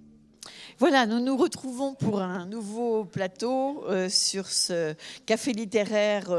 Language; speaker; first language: French; native; French